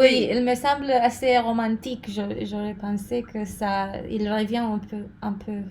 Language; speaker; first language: French; non-native, fluent; Romanian